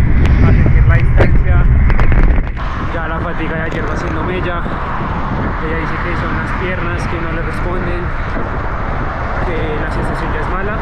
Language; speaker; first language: Spanish; native; Spanish